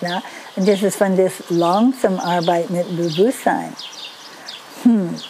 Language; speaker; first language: German; non-native, learner; English